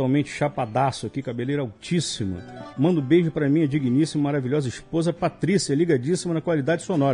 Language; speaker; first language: Portuguese; native; Portuguese